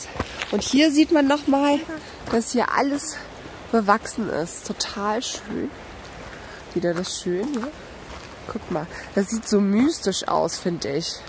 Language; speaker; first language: German; native; German